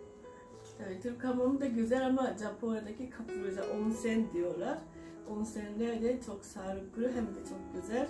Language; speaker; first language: Turkish; non-native, fluent; Japanese